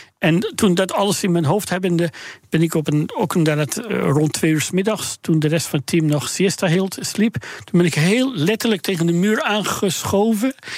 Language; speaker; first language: Dutch; non-native, fluent; Persian